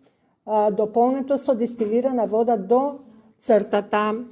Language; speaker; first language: Macedonian; native; Macedonian